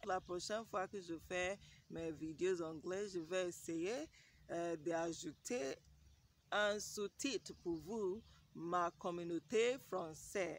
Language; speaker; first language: French; non-native, learner; English